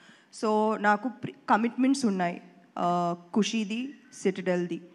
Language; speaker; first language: Telugu; non-native, fluent; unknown